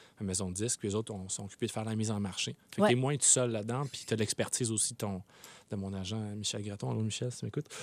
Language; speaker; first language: French; native; French